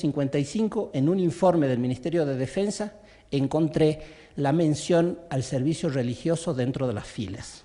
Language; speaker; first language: Spanish; native; Spanish